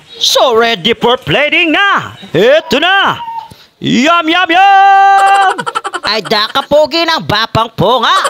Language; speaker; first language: Filipino; non-native, local second language; Pampanga